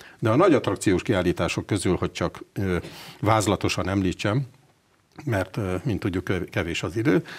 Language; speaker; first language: Hungarian; native; Hungarian